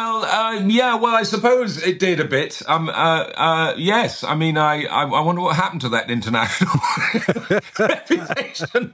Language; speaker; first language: English; native; English